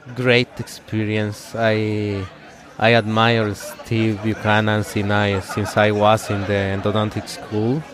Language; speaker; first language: English; non-native, fluent; Spanish